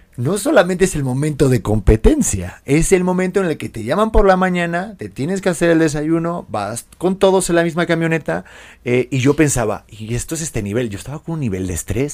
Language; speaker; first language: Spanish; native; Spanish